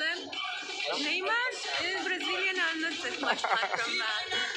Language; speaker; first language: English; non-native, learner; Georgian